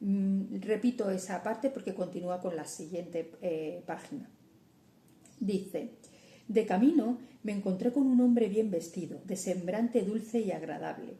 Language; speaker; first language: Spanish; native; Spanish